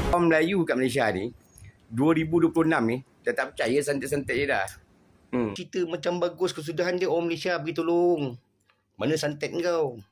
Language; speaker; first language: Malay; native; Malay